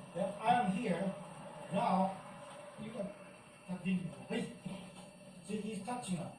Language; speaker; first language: English; non-native, learner; Japanese